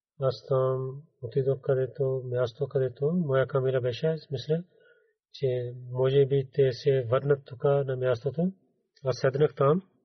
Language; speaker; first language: Bulgarian; non-native, learner; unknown